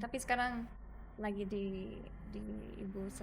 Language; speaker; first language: Indonesian; non-native, learner; English